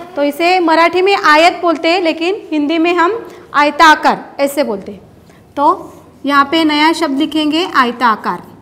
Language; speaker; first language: Hindi; non-native, local second language; Marathi